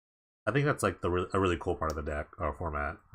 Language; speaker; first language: English; native; English